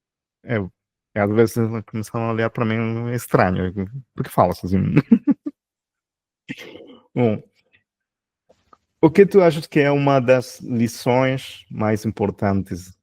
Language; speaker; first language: Portuguese; non-native, fluent; Spanish